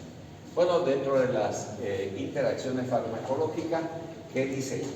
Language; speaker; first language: Spanish; native; Spanish